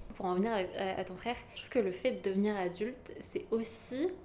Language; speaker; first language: French; native; French